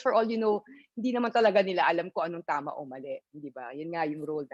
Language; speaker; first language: Filipino; native; Filipino